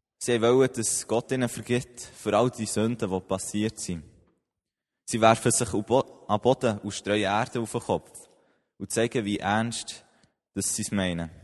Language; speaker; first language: German; native; German